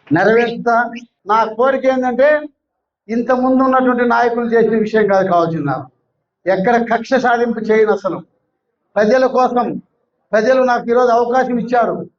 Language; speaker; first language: Telugu; native; Telugu